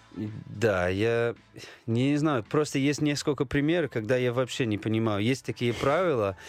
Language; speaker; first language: Russian; non-native, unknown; English